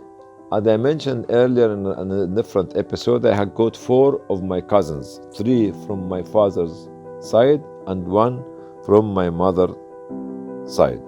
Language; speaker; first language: English; non-native, fluent; Arabic